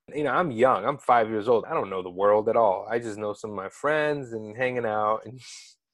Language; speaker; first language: English; early bilingual, other home language; Arabic